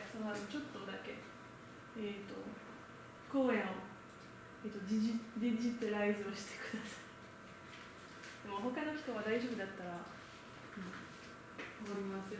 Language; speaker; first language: Japanese; non-native, learner; French